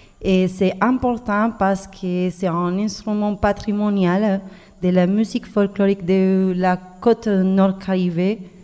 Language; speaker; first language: French; non-native, learner; Spanish